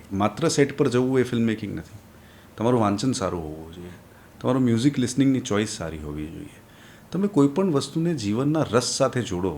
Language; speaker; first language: Gujarati; non-native, local second language; Marwari